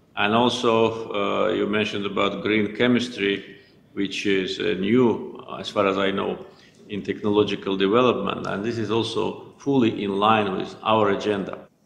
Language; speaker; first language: English; non-native, fluent; Azerbaijani